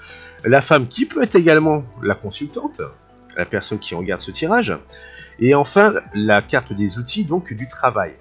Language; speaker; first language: French; native; French